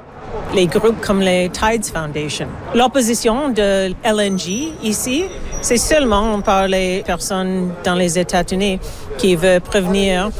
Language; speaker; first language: French; non-native, learner; English